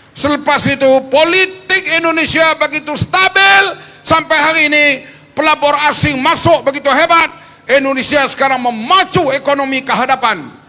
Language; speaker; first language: Malay; native; Malay